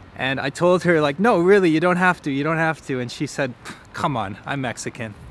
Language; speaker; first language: English; native; English